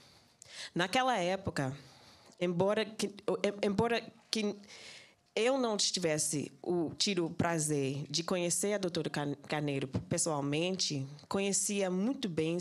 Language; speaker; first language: Portuguese; non-native, fluent; English